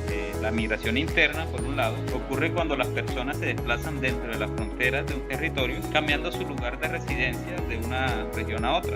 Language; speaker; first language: Spanish; native; Spanish